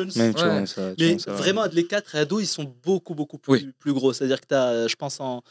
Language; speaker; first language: French; non-native, local second language; Arabic